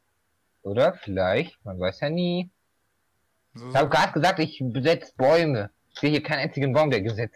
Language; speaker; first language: German; native; German